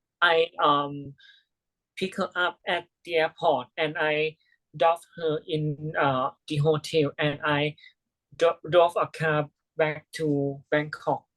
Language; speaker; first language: English; non-native, learner; Thai